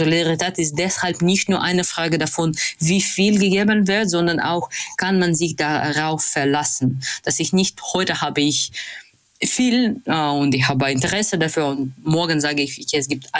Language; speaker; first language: German; non-native, fluent; Russian